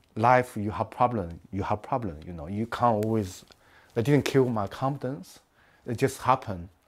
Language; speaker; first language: English; non-native, learner; Chinese